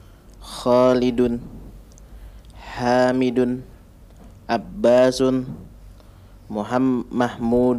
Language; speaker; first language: Arabic; non-native, learner; Indonesian